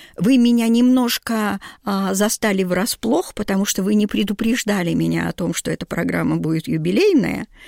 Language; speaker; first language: Russian; native; Russian